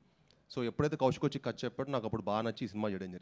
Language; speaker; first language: Telugu; native; Telugu